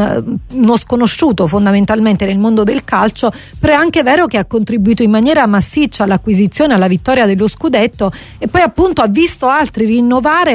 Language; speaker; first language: Italian; native; Italian